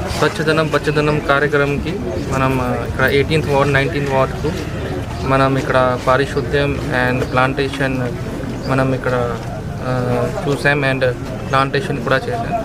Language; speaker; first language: Telugu; non-native, fluent; Hindi